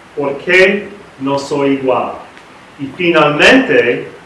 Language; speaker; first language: Spanish; non-native, learner; English